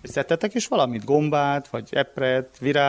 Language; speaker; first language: Hungarian; native; Hungarian